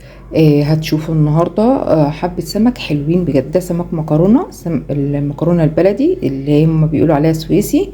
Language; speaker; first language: Arabic; native; Arabic